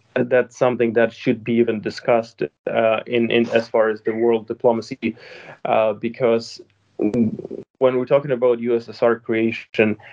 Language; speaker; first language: English; non-native, fluent; Ukrainian